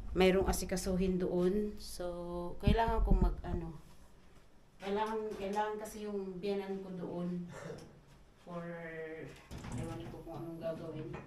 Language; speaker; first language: Filipino; native; Filipino